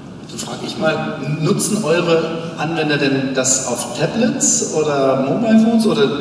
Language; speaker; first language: German; native; German